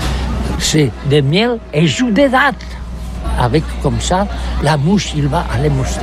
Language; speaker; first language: French; non-native, learner; Catalan